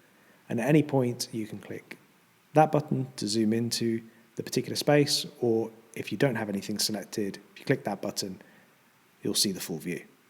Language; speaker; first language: English; native; English